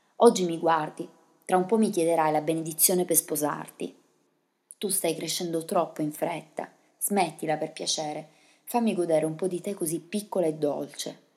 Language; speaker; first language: Italian; early bilingual, other home language; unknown